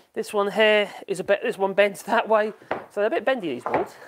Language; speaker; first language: English; native; English